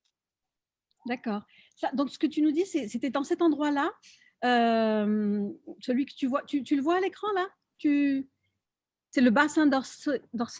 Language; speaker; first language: French; native; French